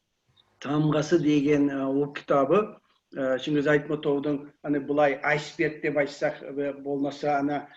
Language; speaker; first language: Kyrgyz; non-native, learner; Kazakh